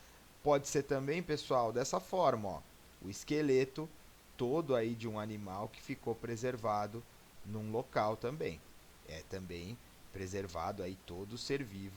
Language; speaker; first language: Portuguese; native; Portuguese